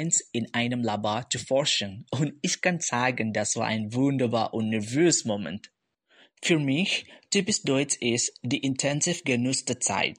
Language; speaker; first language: German; non-native, fluent; Indonesian